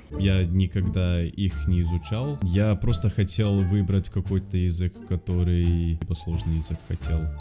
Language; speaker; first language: Russian; non-native, fluent; English